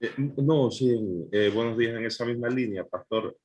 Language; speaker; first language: Spanish; native; Spanish